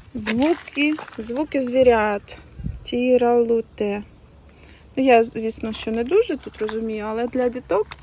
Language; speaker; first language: Ukrainian; native; Ukrainian